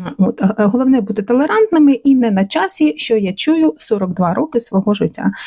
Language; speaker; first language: Ukrainian; non-native, local second language; Russian